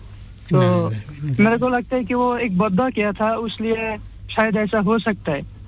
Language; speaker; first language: Hindi; non-native, fluent; Bangla